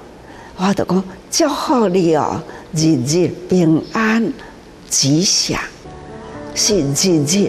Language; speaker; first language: Chinese; non-native, local second language; Min Nan Chinese